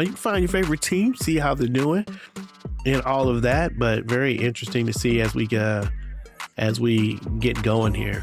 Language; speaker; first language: English; native; English